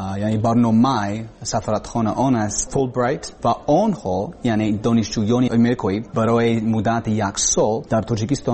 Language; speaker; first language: Persian; non-native, learner; English